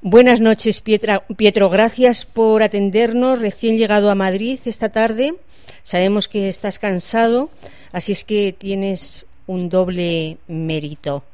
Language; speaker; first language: Spanish; native; Spanish